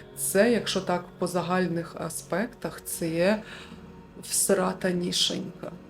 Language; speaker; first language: Ukrainian; non-native, local second language; Russian